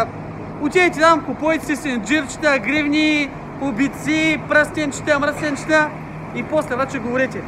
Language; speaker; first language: Bulgarian; native; Bulgarian